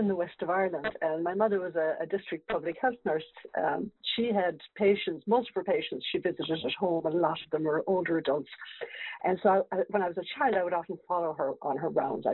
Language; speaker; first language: English; native; English